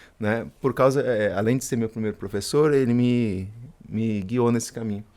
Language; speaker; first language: Portuguese; early bilingual, other home language; Spanish